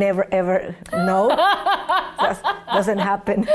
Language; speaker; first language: English; non-native, learner; Spanish